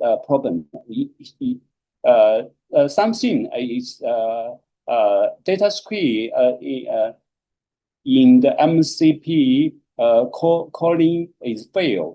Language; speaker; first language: English; non-native, learner; Chinese